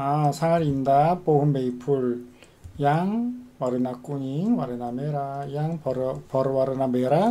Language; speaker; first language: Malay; non-native, fluent; Korean